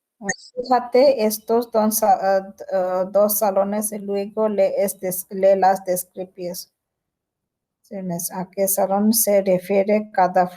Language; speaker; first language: Spanish; non-native, learner; Bangla